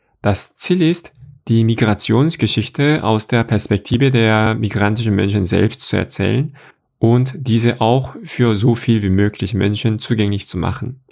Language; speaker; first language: German; non-native, fluent; Korean